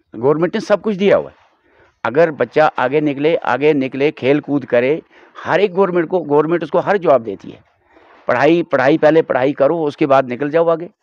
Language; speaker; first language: Hindi; non-native, local second language; Kashmiri